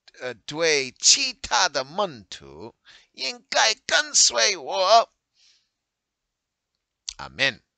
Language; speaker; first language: Chinese; non-native, learner; English